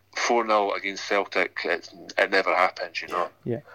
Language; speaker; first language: English; native; English